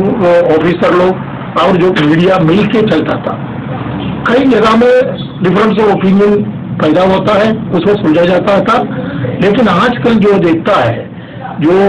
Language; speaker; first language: Hindi; non-native, local second language; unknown